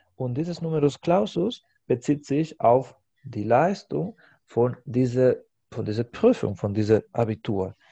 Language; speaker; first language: German; non-native, fluent; Spanish